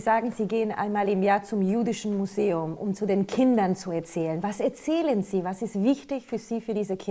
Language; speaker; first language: German; non-native, fluent; Spanish